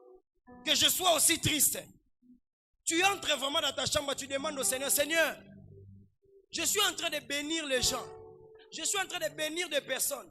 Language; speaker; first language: French; non-native, local second language; Lingala